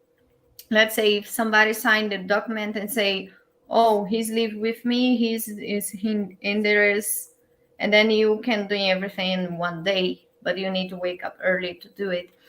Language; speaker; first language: English; non-native, learner; Portuguese